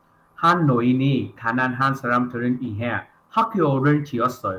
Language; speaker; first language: Korean; non-native, learner; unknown